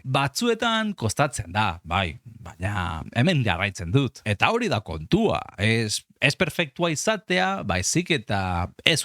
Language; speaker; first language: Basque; non-native, fluent; Spanish